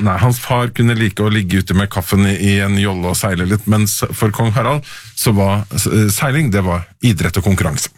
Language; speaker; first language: Norwegian; native; Norwegian